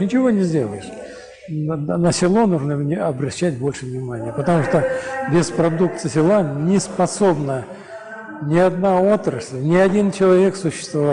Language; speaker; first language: Russian; native; Russian